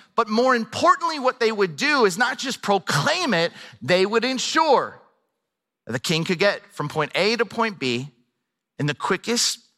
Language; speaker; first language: English; native; English